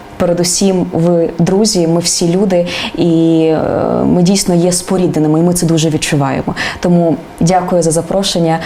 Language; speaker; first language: Ukrainian; native; Ukrainian